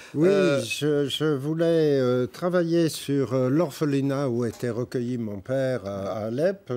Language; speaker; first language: French; native; French